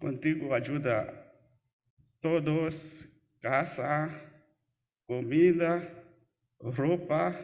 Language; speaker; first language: Spanish; non-native, learner; Haitian Creole